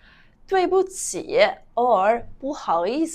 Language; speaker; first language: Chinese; non-native, fluent; Italian